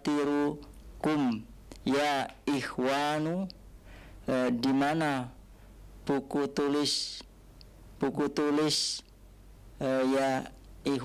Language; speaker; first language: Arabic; non-native, learner; Indonesian